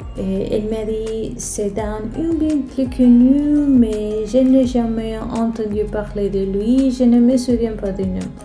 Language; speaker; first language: French; non-native, fluent; Spanish